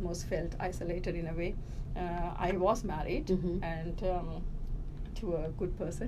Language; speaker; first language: English; early bilingual, other home language; Tamil